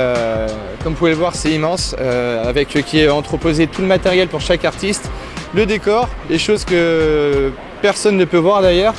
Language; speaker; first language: French; native; French